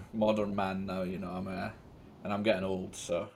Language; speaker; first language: English; native; English